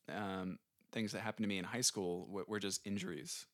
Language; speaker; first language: English; native; English